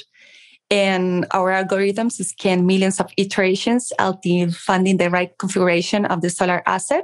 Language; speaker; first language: English; non-native, fluent; Spanish